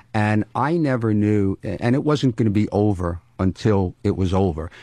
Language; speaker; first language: English; native; English